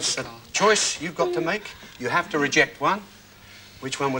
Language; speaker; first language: English; native; English